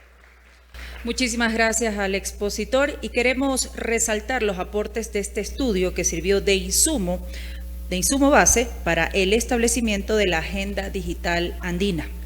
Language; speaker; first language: Spanish; native; Spanish